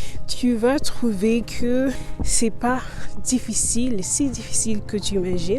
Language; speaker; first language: French; non-native, learner; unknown